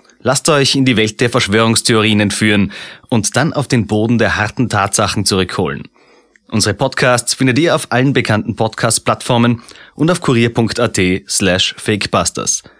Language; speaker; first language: German; native; German